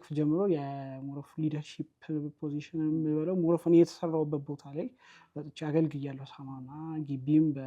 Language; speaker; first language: Amharic; native; Amharic